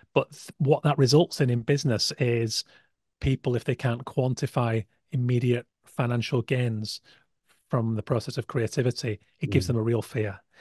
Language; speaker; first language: English; native; English